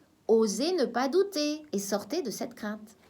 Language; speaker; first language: French; native; French